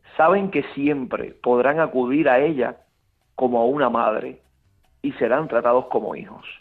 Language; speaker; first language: Spanish; native; Spanish